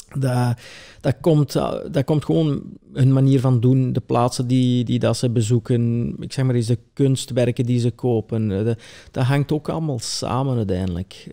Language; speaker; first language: Dutch; early bilingual, other home language; Italian